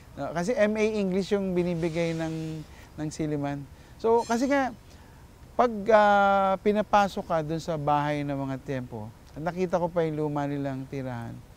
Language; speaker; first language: Filipino; native; Filipino